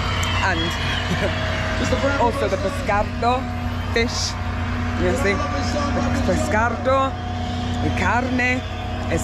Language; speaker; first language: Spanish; non-native, learner; English